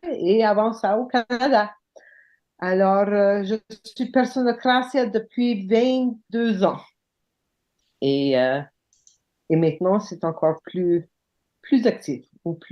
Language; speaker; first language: French; non-native, local second language; English